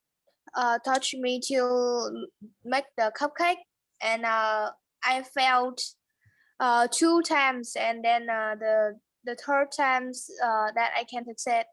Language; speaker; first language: English; non-native, learner; Vietnamese